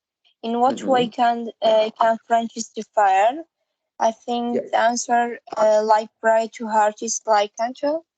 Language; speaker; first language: English; non-native, learner; Central Kurdish